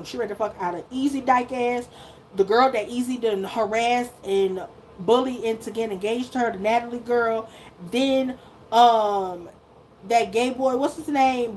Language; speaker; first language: English; native; English